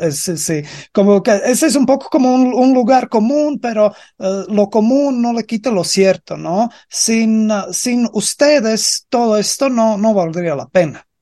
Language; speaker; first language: Spanish; non-native, fluent; Latvian